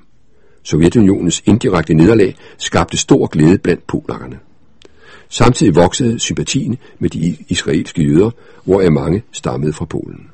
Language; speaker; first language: Danish; native; Danish